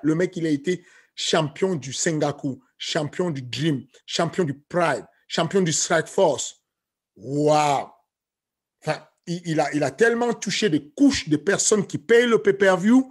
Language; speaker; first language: French; native; French